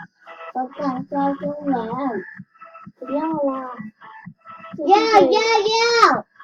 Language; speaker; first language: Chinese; early bilingual, heritage; Chinese